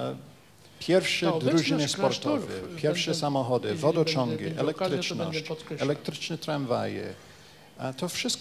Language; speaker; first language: Polish; non-native, fluent; Japanese